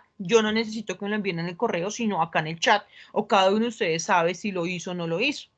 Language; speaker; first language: Spanish; native; Spanish